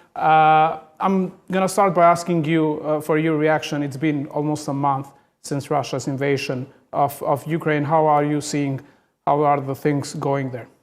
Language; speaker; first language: English; non-native, fluent; Albanian